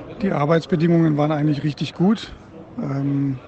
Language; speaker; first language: German; native; German